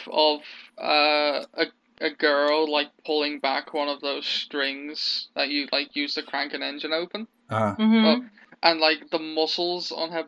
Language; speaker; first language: English; native; English